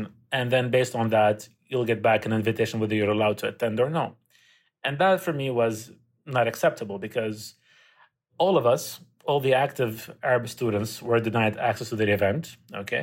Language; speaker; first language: English; non-native, fluent; Arabic